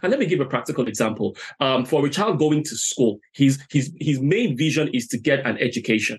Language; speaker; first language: English; non-native, local second language; Yoruba